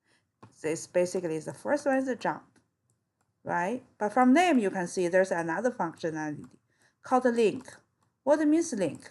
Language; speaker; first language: English; non-native, fluent; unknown